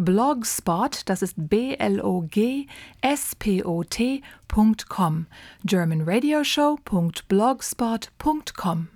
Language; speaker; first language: German; native; German